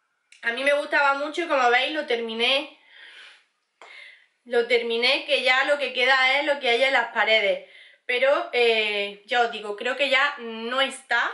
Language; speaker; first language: Spanish; native; Spanish